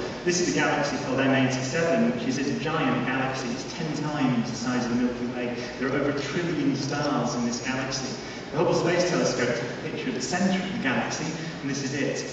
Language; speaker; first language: English; native; English